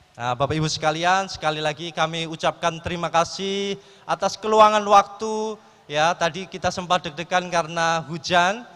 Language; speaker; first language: Indonesian; native; Indonesian